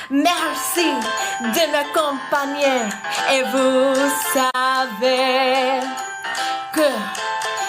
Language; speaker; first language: French; non-native, learner; English